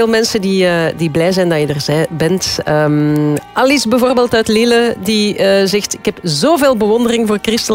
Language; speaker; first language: Dutch; native; Dutch